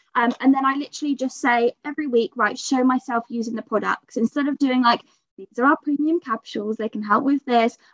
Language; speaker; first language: English; native; English